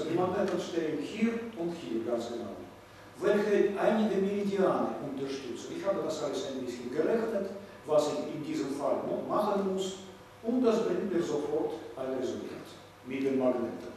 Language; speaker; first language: German; non-native, fluent; Russian